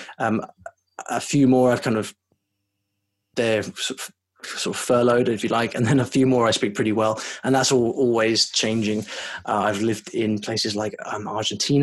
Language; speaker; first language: English; native; English